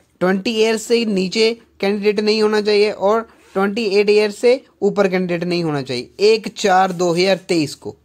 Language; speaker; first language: Hindi; non-native, local second language; Punjabi